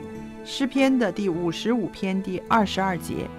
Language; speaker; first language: Chinese; native; Chinese